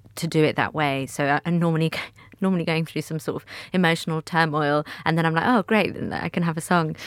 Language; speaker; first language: English; native; English